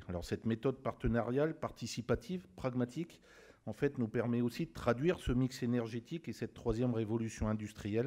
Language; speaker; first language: French; native; French